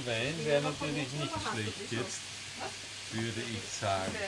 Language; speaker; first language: German; native; German